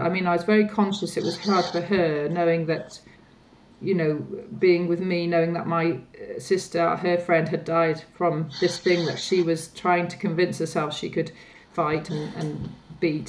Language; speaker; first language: English; native; English